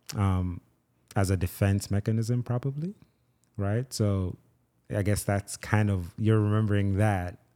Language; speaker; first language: English; non-native, local second language; Igbo